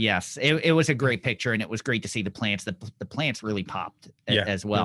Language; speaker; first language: English; native; English